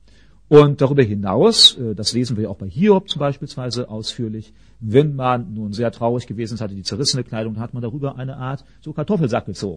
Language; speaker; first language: German; native; German